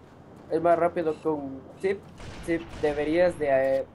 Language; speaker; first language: Spanish; native; Spanish